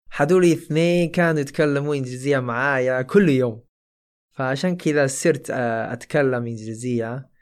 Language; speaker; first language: Arabic; non-native, fluent; Chinese